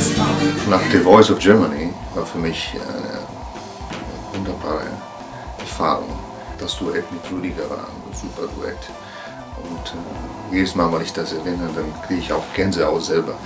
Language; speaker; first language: German; non-native, fluent; Italian